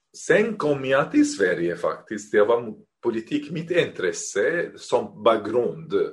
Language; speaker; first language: Swedish; non-native, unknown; Arabic